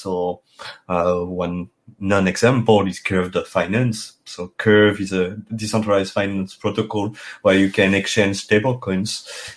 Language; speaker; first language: English; non-native, fluent; French